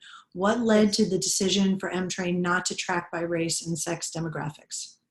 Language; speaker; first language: English; native; English